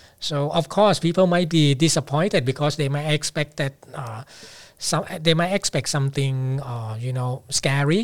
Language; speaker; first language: English; non-native, fluent; Thai